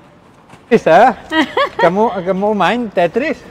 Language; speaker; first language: Indonesian; non-native, learner; Spanish